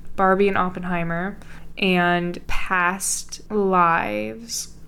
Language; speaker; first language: English; native; English